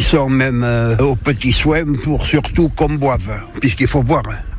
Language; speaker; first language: French; native; French